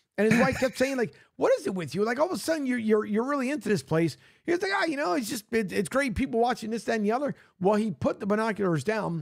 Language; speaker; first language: English; native; English